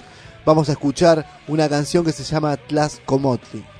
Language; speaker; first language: Spanish; native; Spanish